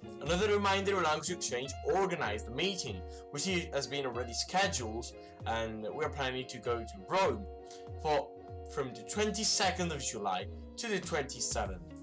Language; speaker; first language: English; non-native, fluent; Italian